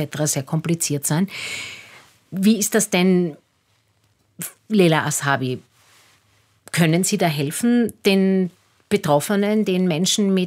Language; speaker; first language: German; native; German